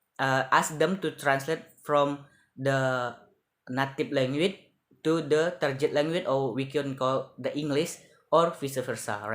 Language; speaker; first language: English; non-native, learner; Indonesian